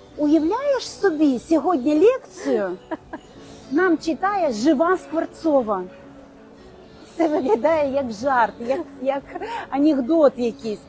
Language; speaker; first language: Ukrainian; non-native, local second language; Russian